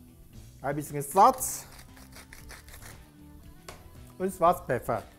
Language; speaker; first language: German; non-native, learner; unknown